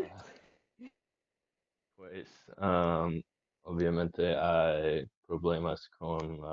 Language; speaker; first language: Spanish; non-native, learner; English